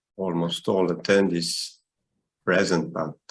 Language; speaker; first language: English; non-native, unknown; Estonian